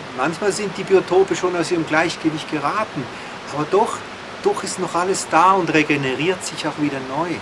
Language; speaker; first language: German; native; German